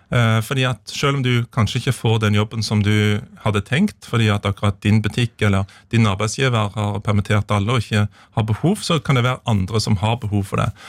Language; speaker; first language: Norwegian; native; Norwegian